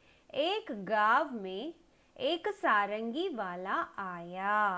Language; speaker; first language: Hindi; non-native, local second language; Tamil